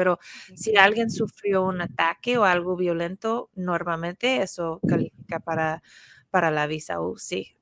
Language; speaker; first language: Spanish; non-native, fluent; English